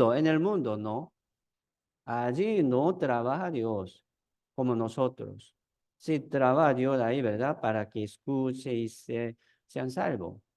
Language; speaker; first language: Spanish; non-native, fluent; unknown